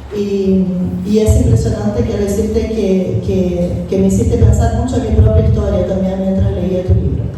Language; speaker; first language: Spanish; non-native, fluent; Portuguese